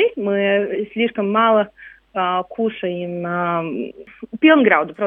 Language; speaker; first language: Russian; non-native, local second language; Latvian